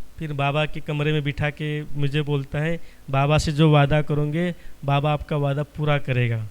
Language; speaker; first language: Hindi; non-native, local second language; Marathi